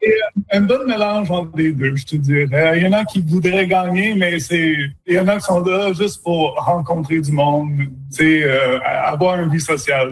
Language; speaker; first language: French; native; French